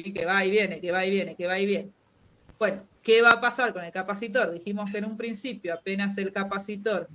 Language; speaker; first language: Spanish; native; Spanish